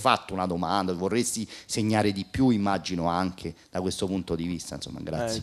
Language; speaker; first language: Italian; native; Italian